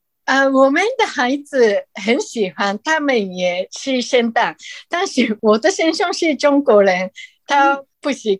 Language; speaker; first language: Chinese; non-native, fluent; Japanese